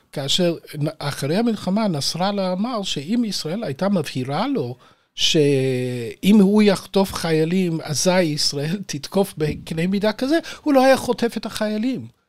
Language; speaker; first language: Hebrew; native; Hebrew